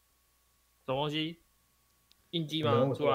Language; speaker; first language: Chinese; native; Chinese